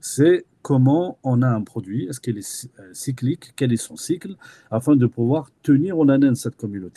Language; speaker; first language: French; native; French